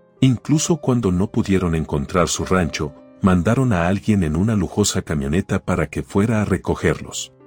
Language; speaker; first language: Spanish; native; Spanish